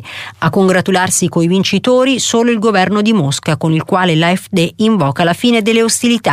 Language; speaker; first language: Italian; native; Italian